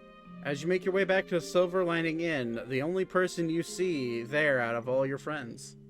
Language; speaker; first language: English; native; English